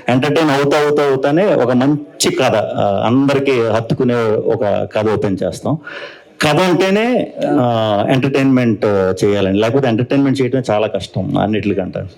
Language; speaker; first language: Telugu; native; Telugu